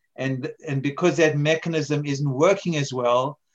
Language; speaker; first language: English; native; English